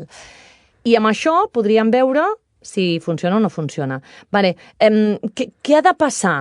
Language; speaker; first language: Catalan; native; Catalan